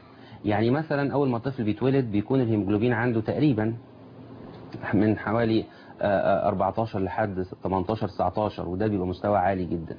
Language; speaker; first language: Arabic; native; Arabic